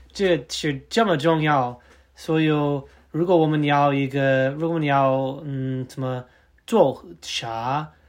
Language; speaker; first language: Chinese; non-native, learner; English